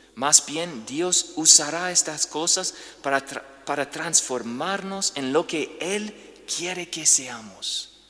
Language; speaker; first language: Spanish; non-native, fluent; English